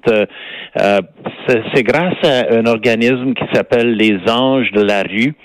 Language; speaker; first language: French; non-native, fluent; English